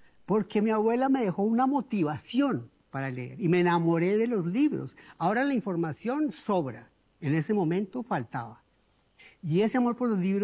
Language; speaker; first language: Spanish; native; Spanish